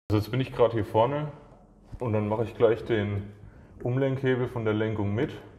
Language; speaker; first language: German; native; German